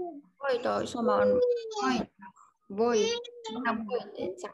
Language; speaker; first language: Finnish; non-native, learner; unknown